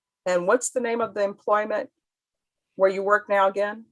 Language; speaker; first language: English; native; English